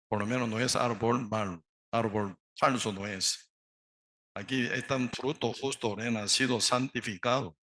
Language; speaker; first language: Spanish; non-native, learner; Korean